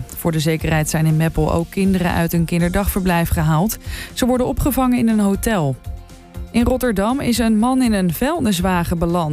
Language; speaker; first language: Dutch; native; Dutch